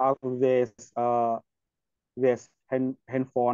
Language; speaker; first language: English; non-native, learner; Indonesian